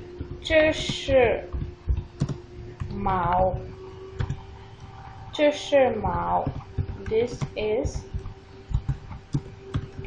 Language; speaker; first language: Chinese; non-native, fluent; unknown